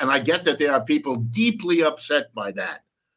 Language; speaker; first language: English; early bilingual, other home language; French